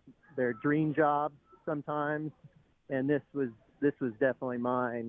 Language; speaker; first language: English; native; English